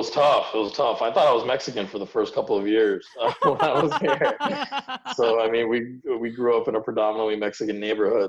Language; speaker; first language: English; early bilingual, other home language; Hindi